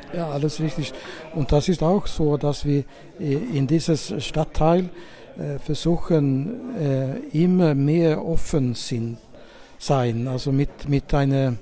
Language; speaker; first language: German; non-native, fluent; Swedish